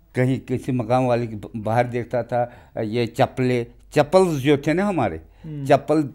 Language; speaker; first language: Hindi; non-native, local second language; Kashmiri